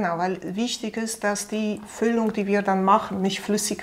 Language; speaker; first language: German; non-native, fluent; Polish